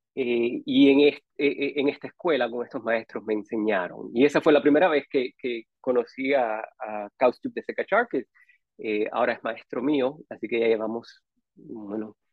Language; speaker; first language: Spanish; native; Spanish